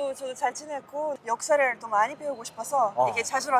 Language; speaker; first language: Korean; non-native, fluent; Russian